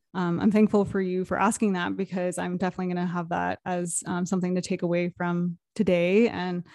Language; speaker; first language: English; native; English